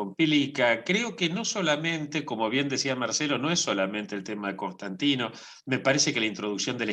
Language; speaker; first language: Spanish; native; Spanish